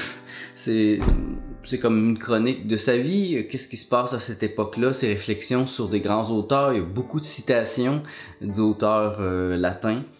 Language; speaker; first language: French; native; French